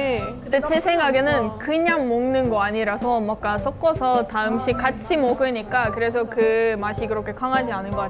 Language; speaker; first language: Korean; non-native, fluent; Estonian